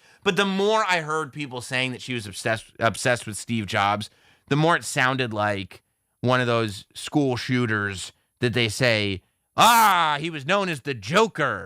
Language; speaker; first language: English; native; English